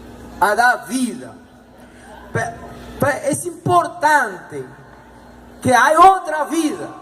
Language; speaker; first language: Portuguese; non-native, learner; Spanish